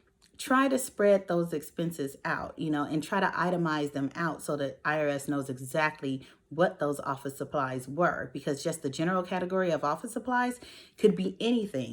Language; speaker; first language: English; native; English